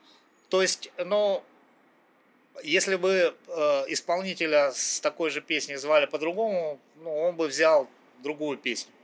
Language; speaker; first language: Russian; native; Russian